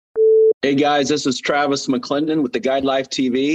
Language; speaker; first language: English; native; English